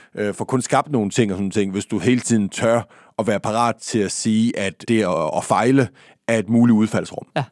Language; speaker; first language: Danish; native; Danish